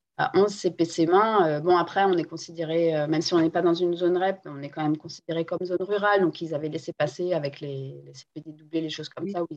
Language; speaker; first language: French; non-native, local second language; Guadeloupean Creole French